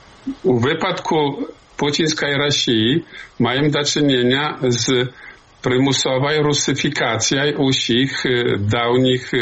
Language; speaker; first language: Polish; non-native, learner; Belarusian